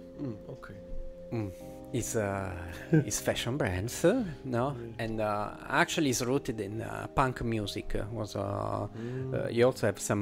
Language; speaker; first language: English; non-native, fluent; Italian